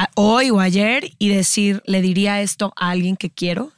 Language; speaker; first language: Spanish; native; Spanish